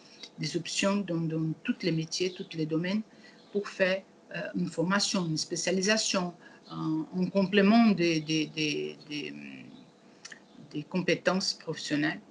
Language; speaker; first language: French; non-native, learner; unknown